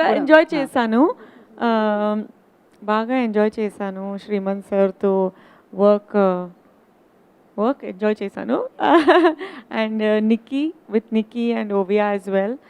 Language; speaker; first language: Telugu; non-native, fluent; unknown